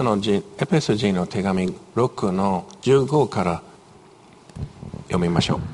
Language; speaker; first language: Japanese; non-native, fluent; English